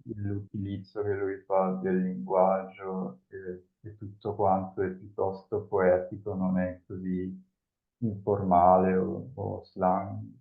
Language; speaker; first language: Italian; non-native, fluent; Spanish